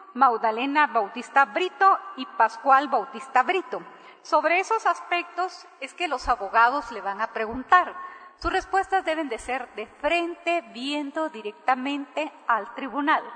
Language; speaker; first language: Spanish; native; Spanish